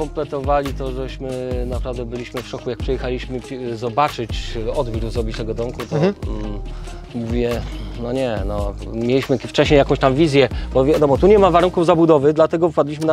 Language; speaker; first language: Polish; native; Polish